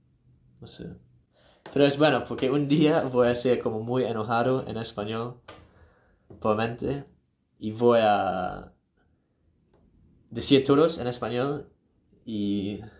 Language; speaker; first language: Spanish; non-native, learner; English